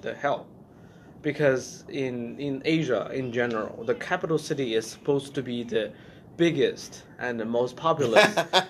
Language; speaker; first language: English; non-native, fluent; Chinese